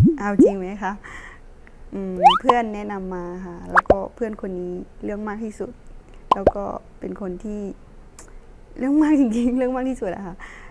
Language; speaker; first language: Thai; non-native, fluent; Burmese